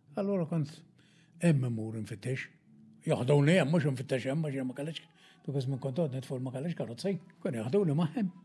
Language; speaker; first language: Maltese; native; Maltese